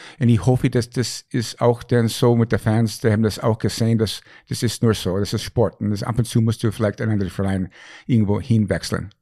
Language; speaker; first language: German; non-native, fluent; English